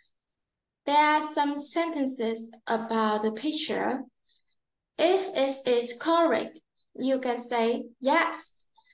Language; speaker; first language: English; non-native, learner; Vietnamese